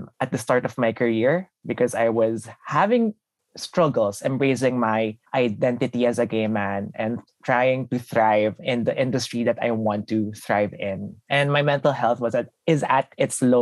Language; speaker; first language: English; non-native, local second language; Filipino